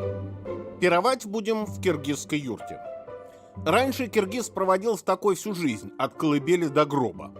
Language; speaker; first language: Russian; native; Russian